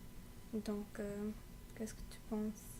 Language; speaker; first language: French; non-native, learner; English